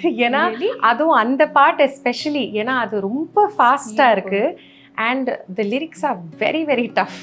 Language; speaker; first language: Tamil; non-native, fluent; Malayalam